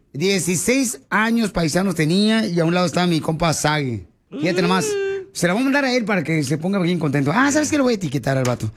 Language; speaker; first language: Spanish; native; Spanish